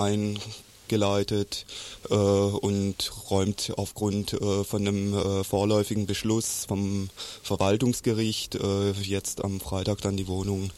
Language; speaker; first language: German; native; German